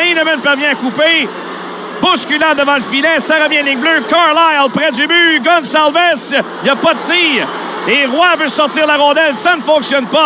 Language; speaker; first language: French; native; French